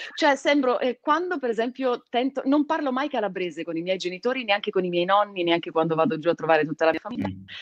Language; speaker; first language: Italian; native; Italian